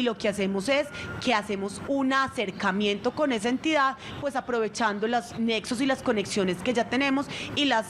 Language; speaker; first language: Spanish; native; Spanish